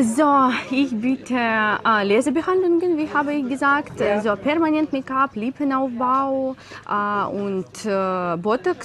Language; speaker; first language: German; non-native, learner; Ukrainian